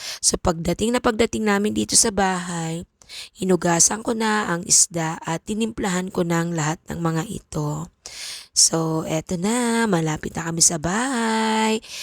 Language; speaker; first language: Filipino; non-native, local second language; Bikol